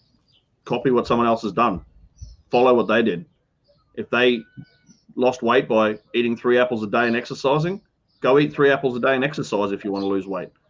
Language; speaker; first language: English; native; English